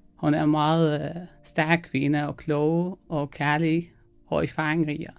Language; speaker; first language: Danish; non-native, fluent; Arabic